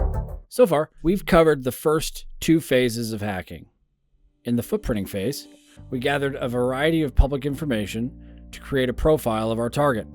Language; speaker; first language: English; native; English